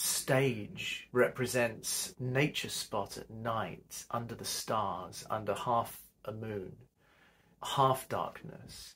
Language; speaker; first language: English; native; English